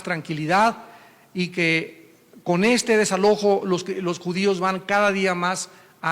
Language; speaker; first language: Spanish; native; Spanish